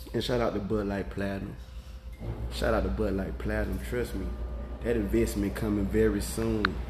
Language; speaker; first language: English; native; English